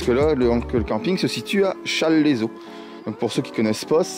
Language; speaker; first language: French; native; French